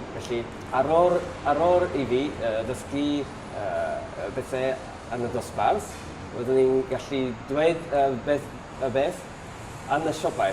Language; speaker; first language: Welsh; non-native, learner; Japanese